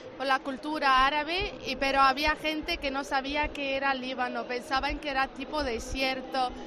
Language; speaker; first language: Spanish; non-native, fluent; Arabic